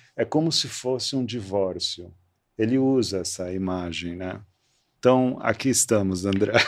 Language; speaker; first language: Portuguese; early bilingual, other home language; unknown